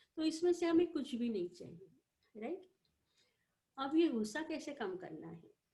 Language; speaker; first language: Hindi; non-native, local second language; Marathi